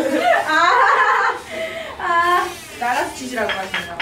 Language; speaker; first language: Korean; native; Korean